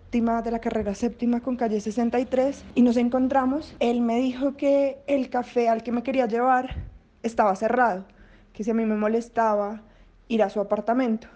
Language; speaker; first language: Spanish; native; Spanish